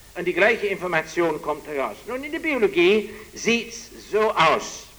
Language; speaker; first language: German; non-native, fluent; English